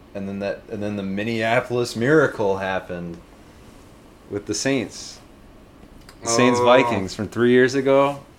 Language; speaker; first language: English; native; English